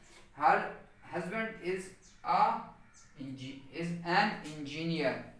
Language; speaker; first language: English; non-native, local second language; Urdu